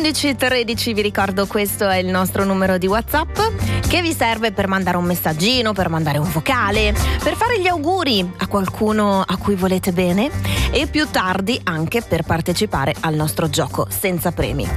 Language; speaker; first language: Italian; native; Italian